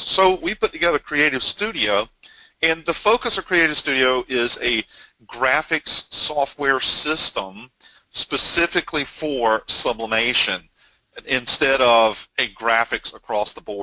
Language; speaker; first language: English; native; English